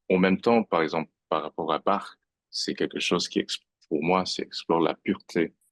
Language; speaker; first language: French; non-native, fluent; English